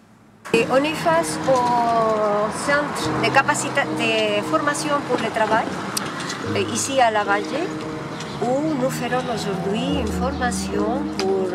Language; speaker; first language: French; non-native, fluent; Spanish